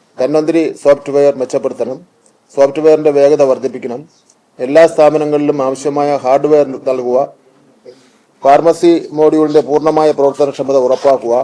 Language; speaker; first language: Malayalam; native; Malayalam